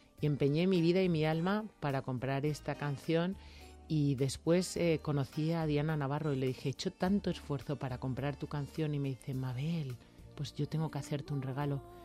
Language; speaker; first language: Spanish; native; Spanish